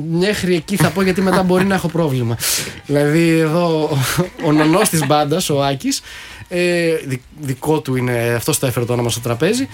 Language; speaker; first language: Greek; native; Greek